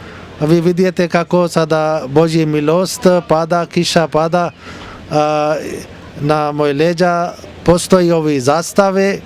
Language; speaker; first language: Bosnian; non-native, learner; Urdu